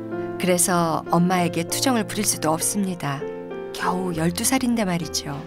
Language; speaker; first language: Korean; native; Korean